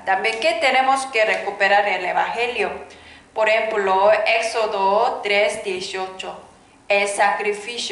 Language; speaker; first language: Spanish; non-native, learner; Korean